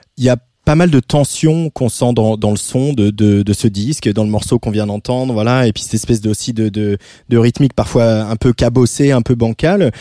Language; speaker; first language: French; native; French